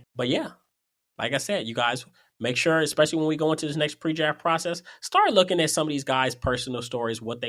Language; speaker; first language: English; native; English